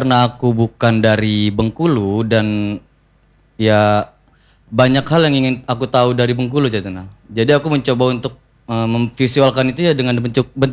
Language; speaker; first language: Indonesian; native; Indonesian